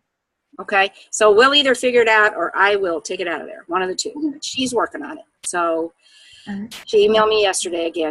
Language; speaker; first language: English; native; English